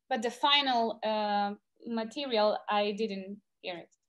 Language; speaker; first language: English; non-native, fluent; Romanian